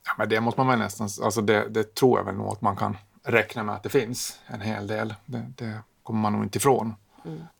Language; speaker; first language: Swedish; native; Swedish